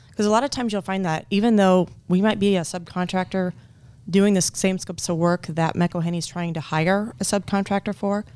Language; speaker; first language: English; native; English